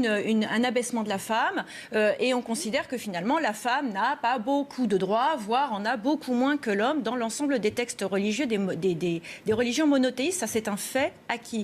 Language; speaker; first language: French; native; French